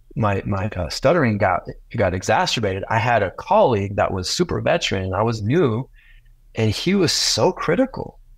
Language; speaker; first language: English; native; English